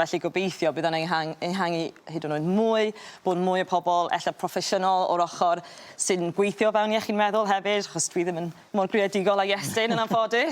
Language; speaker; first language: Welsh; native; Welsh